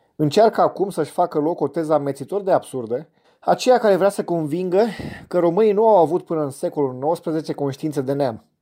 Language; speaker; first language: Romanian; native; Romanian